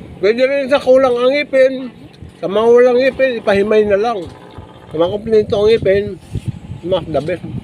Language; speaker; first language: Filipino; non-native, local second language; Bikol